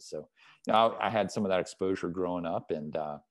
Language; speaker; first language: English; native; English